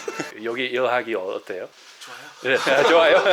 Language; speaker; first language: Korean; non-native, learner; Dutch